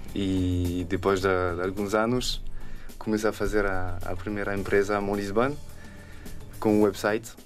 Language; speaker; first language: Portuguese; non-native, fluent; French